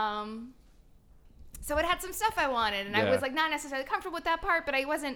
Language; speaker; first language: English; native; English